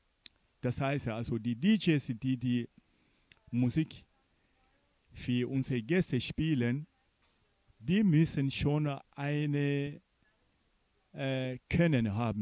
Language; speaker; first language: German; non-native, fluent; Portuguese